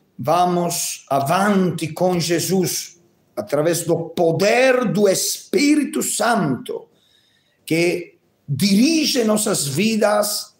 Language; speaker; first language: Portuguese; non-native, learner; Italian